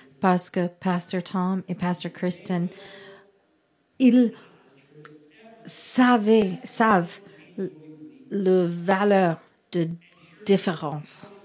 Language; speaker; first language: French; non-native, learner; English